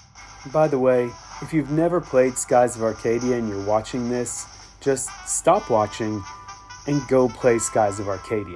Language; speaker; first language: English; native; English